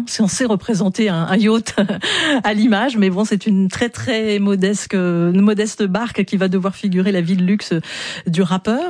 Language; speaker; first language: French; native; French